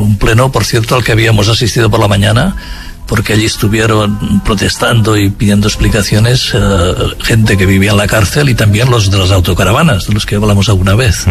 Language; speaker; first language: Spanish; native; Spanish